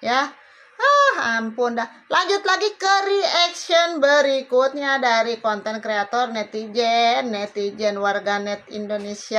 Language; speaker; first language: Indonesian; native; Indonesian